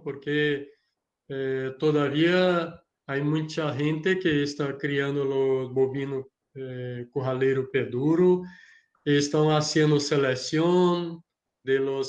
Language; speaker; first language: Spanish; non-native, learner; Portuguese